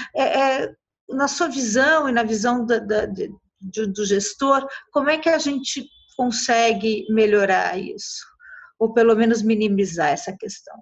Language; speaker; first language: Portuguese; native; Portuguese